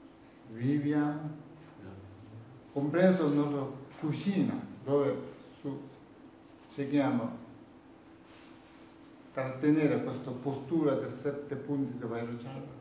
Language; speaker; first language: Italian; non-native, learner; Tibetan